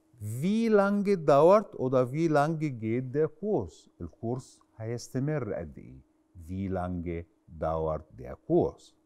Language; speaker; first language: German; non-native, fluent; Arabic